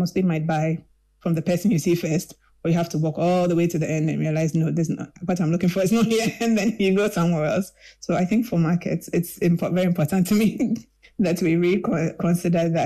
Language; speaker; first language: English; non-native, local second language; Akan